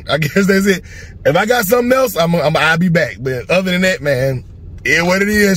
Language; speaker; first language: English; native; English